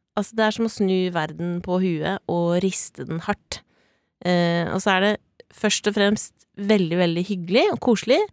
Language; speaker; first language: Norwegian; native; Norwegian